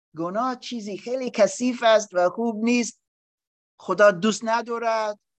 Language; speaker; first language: Persian; non-native, learner; English